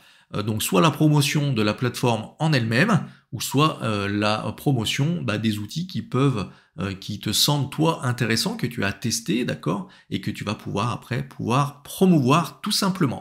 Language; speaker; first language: French; native; French